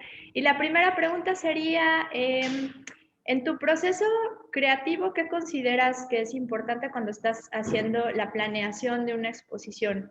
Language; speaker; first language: Spanish; native; Spanish